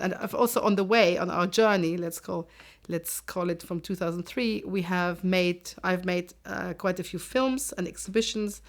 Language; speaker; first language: English; non-native, fluent; German